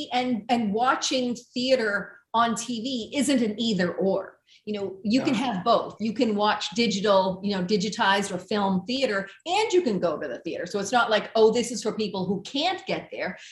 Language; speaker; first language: English; native; English